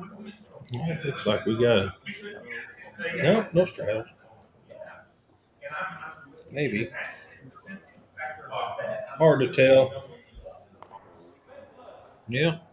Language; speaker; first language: English; native; English